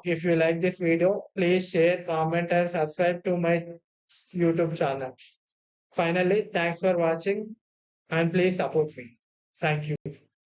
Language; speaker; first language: English; non-native, local second language; Telugu